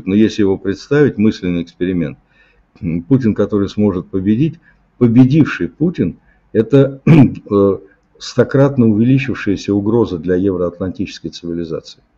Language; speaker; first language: Russian; native; Russian